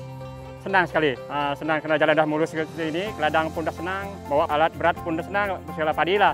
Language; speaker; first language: Indonesian; non-native, local second language; Iban